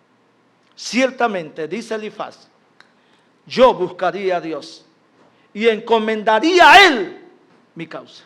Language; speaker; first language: Spanish; native; Spanish